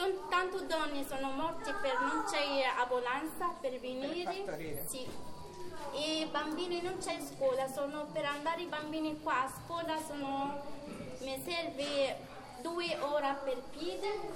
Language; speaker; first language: Italian; non-native, learner; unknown